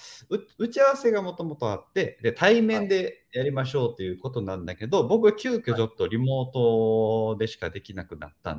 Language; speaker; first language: Japanese; native; Japanese